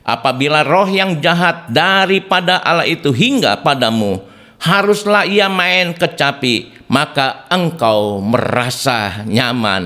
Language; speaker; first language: Indonesian; native; Indonesian